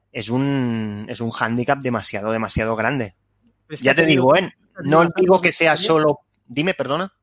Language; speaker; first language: Spanish; native; Spanish